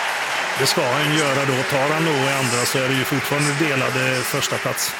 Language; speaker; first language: Swedish; native; Swedish